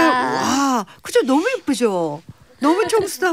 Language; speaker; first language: Korean; native; Korean